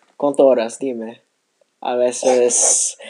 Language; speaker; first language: Spanish; non-native, learner; English